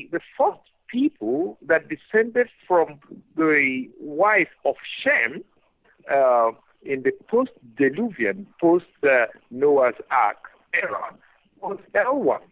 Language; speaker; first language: English; non-native, local second language; Igbo